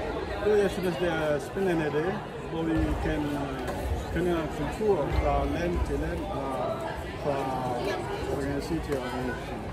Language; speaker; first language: Danish; non-native, learner; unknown